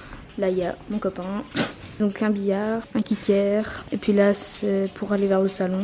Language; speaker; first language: French; native; French